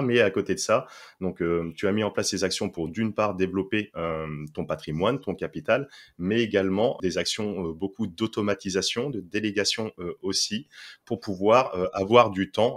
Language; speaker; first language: French; native; French